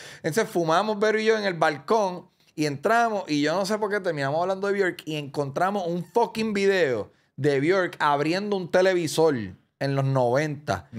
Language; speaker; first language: Spanish; native; Spanish